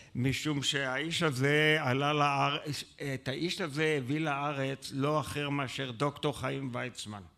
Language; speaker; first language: Hebrew; native; Hebrew